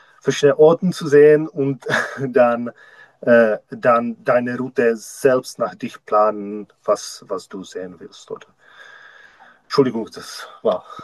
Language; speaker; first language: German; non-native, learner; Czech